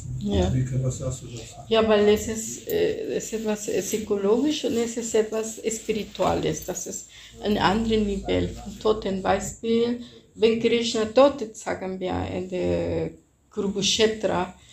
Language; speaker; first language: German; non-native, fluent; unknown